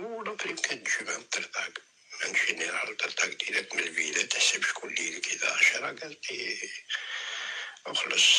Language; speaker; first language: Arabic; native; Arabic